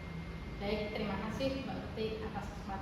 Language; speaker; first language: Indonesian; non-native, local second language; Javanese